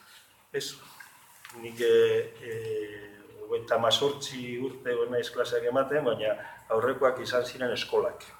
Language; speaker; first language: Basque; non-native, local second language; Spanish